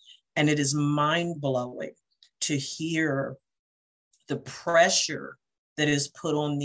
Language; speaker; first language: English; native; English